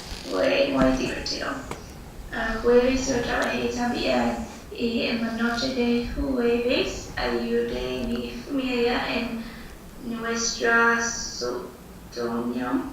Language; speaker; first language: Spanish; non-native, learner; English